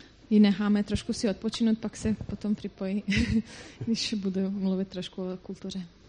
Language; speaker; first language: Czech; non-native, fluent; Croatian